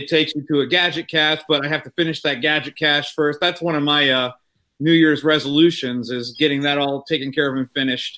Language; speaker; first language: English; native; English